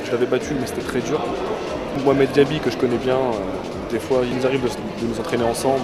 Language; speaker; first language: French; native; French